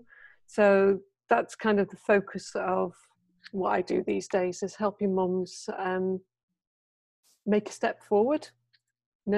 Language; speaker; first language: English; native; English